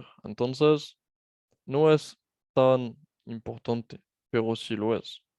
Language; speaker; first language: Spanish; non-native, fluent; French